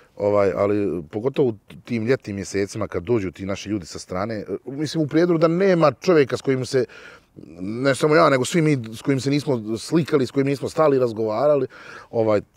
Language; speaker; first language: Serbian; native; Serbian